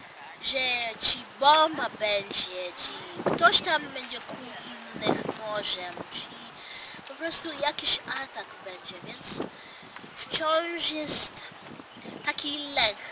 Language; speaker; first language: Polish; non-native, fluent; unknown